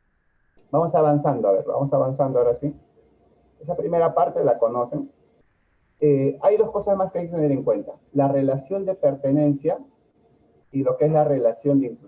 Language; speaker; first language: Spanish; native; Spanish